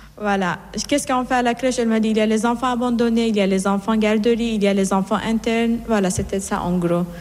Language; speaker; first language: French; non-native, fluent; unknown